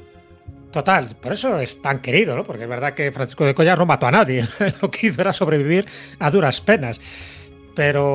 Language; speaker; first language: Spanish; native; Spanish